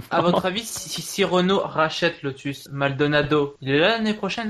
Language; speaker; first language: French; native; French